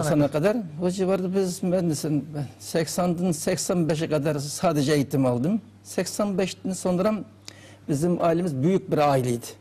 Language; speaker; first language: Turkish; non-native, learner; Uyghur